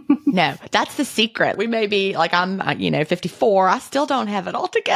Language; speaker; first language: English; native; English